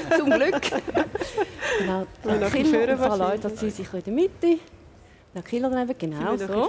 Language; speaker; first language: German; native; German